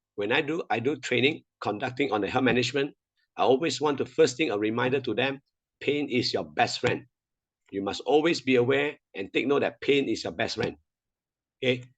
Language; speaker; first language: English; non-native, local second language; Chinese